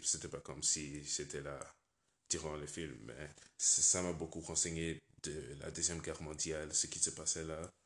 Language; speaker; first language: French; non-native, learner; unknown